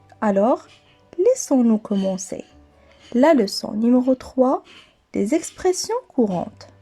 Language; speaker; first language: French; non-native, local second language; Arabic